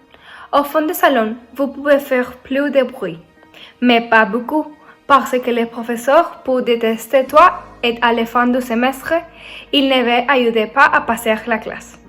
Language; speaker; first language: French; non-native, learner; Spanish